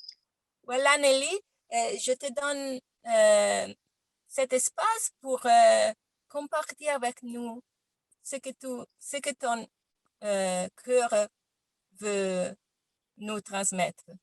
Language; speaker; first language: French; non-native, learner; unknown